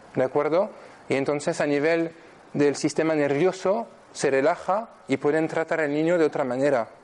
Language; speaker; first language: Spanish; non-native, fluent; French